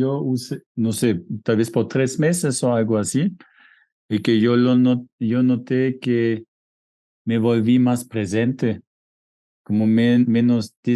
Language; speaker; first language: Spanish; non-native, fluent; German